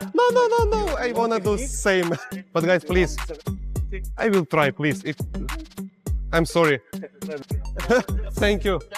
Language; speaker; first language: English; non-native, learner; Russian